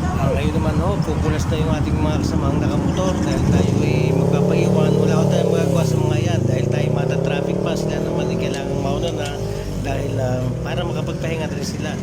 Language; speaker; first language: Filipino; native; Filipino